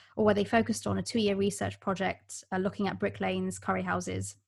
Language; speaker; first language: English; native; English